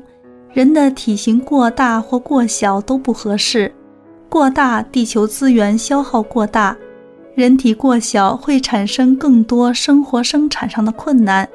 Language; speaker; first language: Chinese; native; Chinese